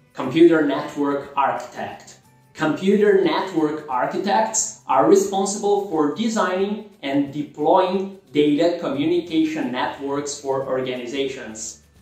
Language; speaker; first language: English; non-native, fluent; Portuguese